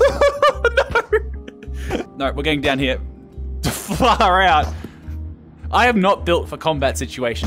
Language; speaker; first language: English; native; English